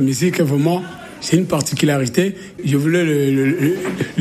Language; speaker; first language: French; non-native, local second language; Lingala